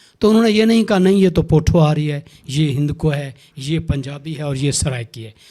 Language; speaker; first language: Urdu; non-native, local second language; Saraiki